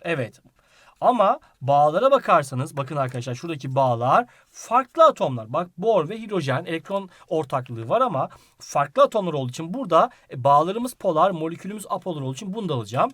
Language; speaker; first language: Turkish; native; Turkish